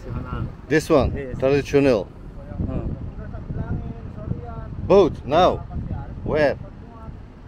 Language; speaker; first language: English; non-native, learner; Turkish